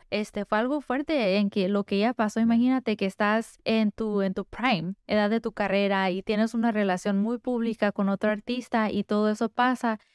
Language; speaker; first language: Spanish; early bilingual, heritage; Spanish